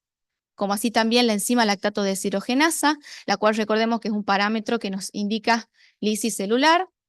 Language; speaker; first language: Spanish; native; Spanish